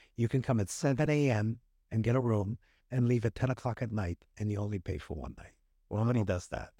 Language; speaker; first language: English; early bilingual, other home language; Hebrew